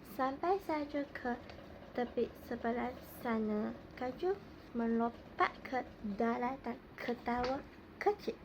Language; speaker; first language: Malay; non-native, local second language; Chinese